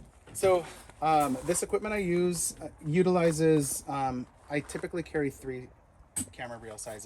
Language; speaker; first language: English; native; English